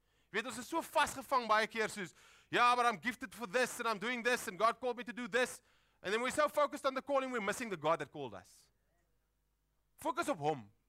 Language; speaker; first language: English; non-native, local second language; Afrikaans